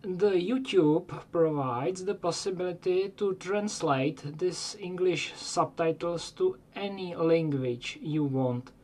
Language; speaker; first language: English; non-native, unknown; Czech